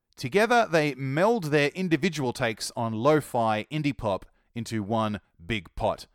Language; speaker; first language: English; native; English